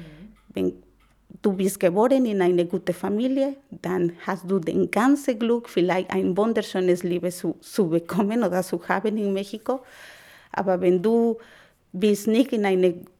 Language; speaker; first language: German; non-native, learner; Spanish